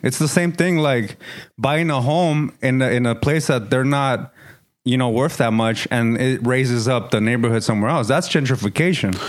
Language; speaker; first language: English; early bilingual, other home language; Spanish